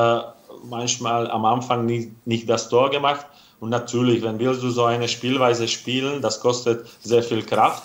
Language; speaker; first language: German; non-native, fluent; Slovak